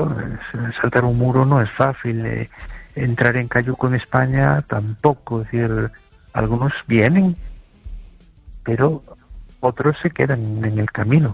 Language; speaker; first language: Spanish; native; Spanish